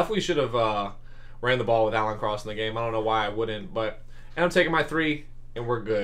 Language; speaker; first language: English; native; English